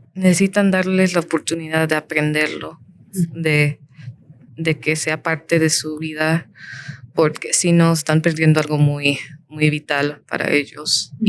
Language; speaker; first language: Spanish; early bilingual, heritage; Spanish